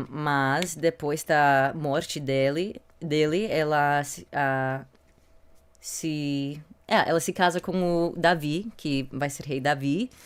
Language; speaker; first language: Portuguese; non-native, fluent; English